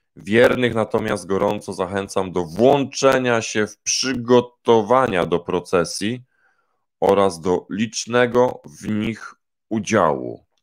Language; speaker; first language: Polish; native; Polish